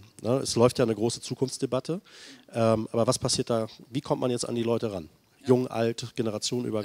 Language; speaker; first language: German; native; German